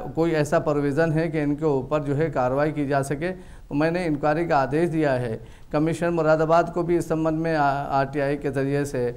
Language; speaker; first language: Hindi; native; Hindi